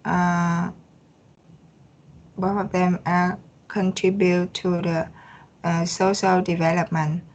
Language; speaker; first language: English; non-native, learner; Vietnamese